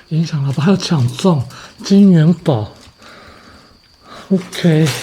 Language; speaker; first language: Chinese; native; Chinese